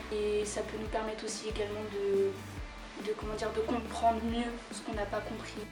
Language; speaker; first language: French; native; French